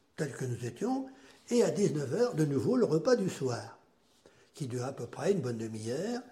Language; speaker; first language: French; native; French